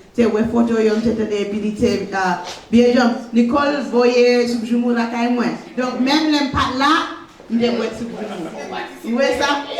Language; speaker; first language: Haitian Creole; early bilingual, heritage; Haitian Creole